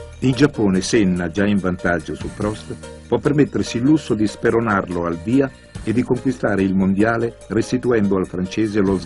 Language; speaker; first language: Italian; native; Italian